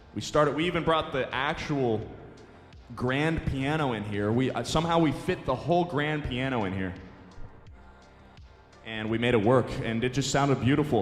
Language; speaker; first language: English; native; English